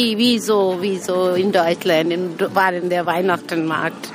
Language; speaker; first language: German; non-native, learner; Bangla